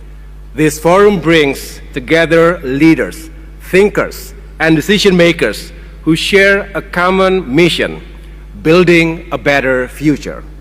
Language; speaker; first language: English; non-native, fluent; Indonesian